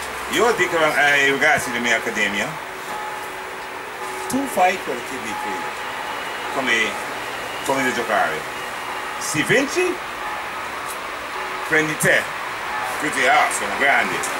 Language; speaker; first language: Italian; non-native, fluent; English